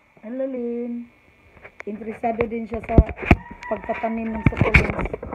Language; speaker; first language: Filipino; non-native, local second language; Cebuano